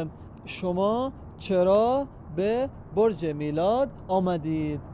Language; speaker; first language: Persian; non-native, learner; Arabic